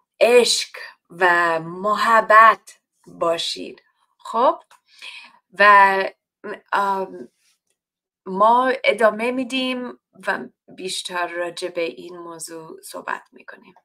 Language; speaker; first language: Persian; non-native, fluent; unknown